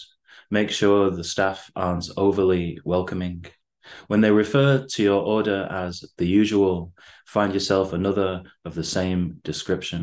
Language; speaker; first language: English; native; English